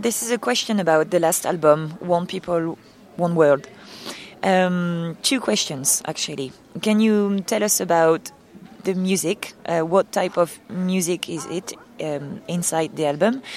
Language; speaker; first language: English; non-native, fluent; French